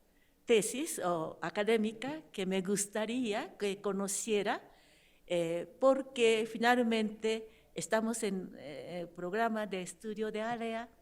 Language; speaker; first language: Spanish; non-native, fluent; Japanese